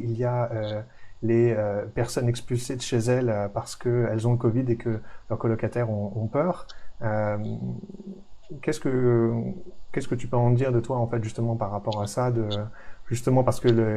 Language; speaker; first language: French; native; French